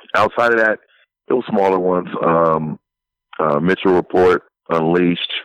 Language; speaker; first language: English; native; English